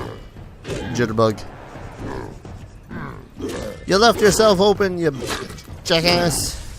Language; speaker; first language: English; native; English